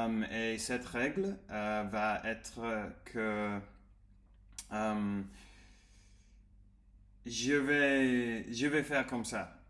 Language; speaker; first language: French; non-native, learner; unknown